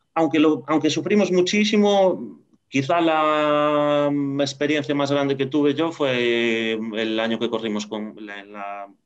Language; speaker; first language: Spanish; native; Spanish